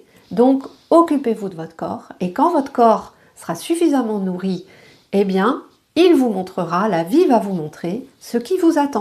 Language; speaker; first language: French; native; French